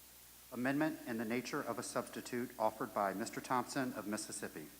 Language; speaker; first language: English; native; English